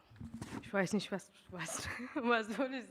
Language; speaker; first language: German; non-native, learner; Persian